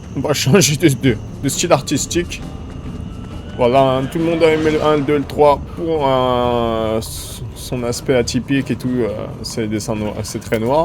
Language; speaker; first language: French; native; French